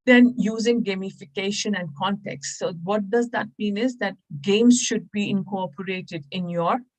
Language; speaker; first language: English; non-native, local second language; Punjabi